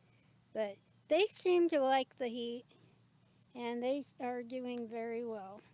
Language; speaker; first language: English; native; English